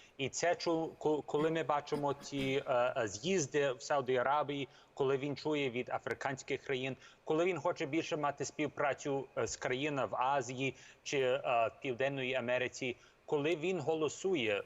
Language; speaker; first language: Ukrainian; early bilingual, heritage; Ukrainian